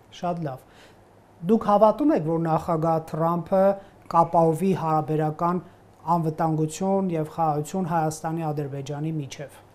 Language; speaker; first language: Armenian; native; Armenian